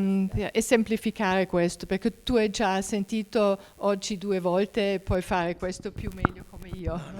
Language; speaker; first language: Italian; non-native, fluent; German